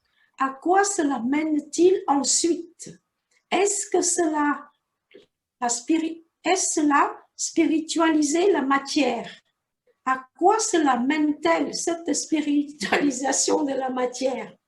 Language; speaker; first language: French; native; French